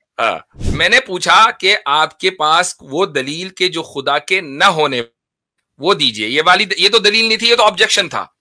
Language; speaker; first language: Hindi; native; Hindi